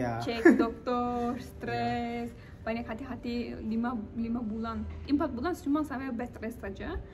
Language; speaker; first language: Indonesian; non-native, learner; Turkish